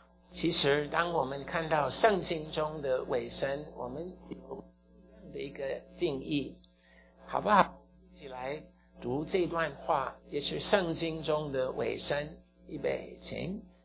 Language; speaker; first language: Chinese; non-native, fluent; English